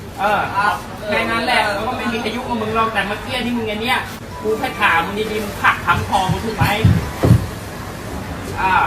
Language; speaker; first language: Thai; native; Thai